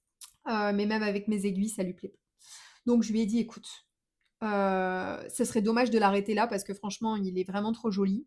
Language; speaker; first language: French; native; French